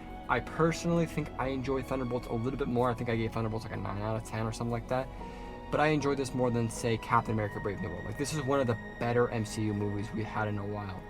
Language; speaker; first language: English; native; English